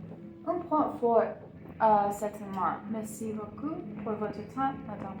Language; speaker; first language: French; non-native, learner; English